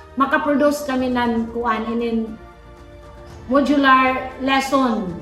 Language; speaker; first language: Cebuano; non-native, local second language; Surigaonon